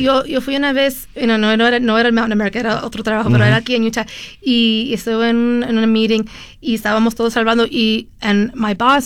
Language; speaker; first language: Spanish; early bilingual, heritage; Spanish